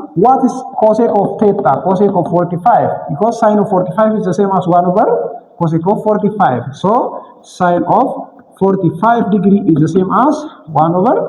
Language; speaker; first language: English; non-native, local second language; Amharic